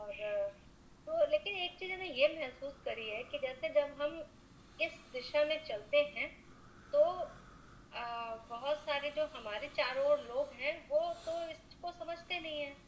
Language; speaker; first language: Hindi; native; Hindi